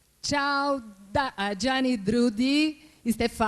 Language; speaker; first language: Italian; non-native, learner; Portuguese